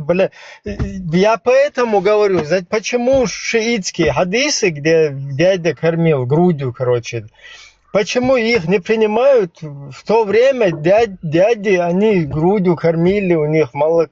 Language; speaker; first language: Russian; native; Russian